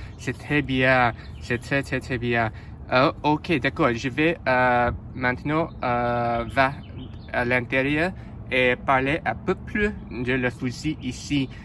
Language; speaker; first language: French; non-native, learner; English